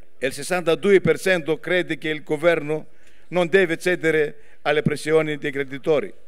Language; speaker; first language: Italian; non-native, fluent; Greek